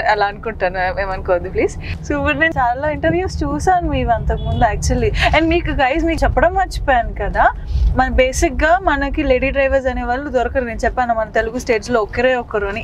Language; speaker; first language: Telugu; native; Telugu